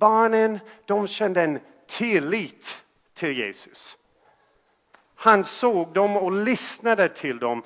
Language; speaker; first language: Swedish; non-native, fluent; English